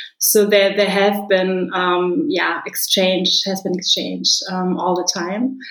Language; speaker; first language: English; non-native, fluent; German